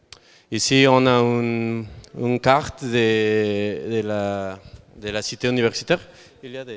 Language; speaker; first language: French; non-native, learner; Spanish